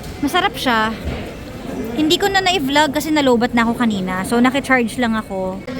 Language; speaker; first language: Filipino; native; Filipino